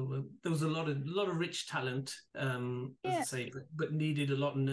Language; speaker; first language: English; native; English